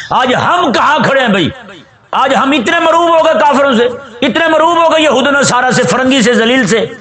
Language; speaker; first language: Urdu; non-native, local second language; Punjabi